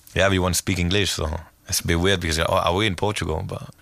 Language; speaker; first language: English; non-native, fluent; French